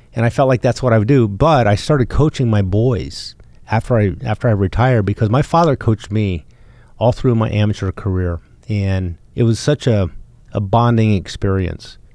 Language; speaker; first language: English; native; English